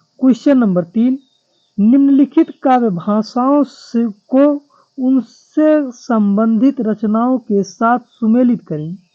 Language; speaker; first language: Hindi; native; Hindi